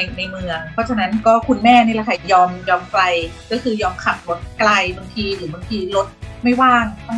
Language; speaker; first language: Thai; native; Thai